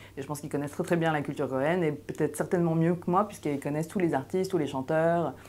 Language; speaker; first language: French; early bilingual, other home language; Korean